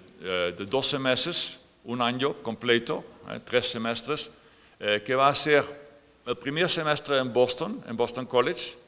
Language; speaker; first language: Spanish; non-native, fluent; Dutch